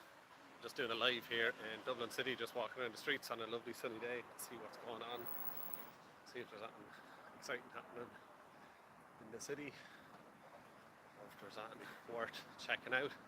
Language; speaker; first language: English; native; English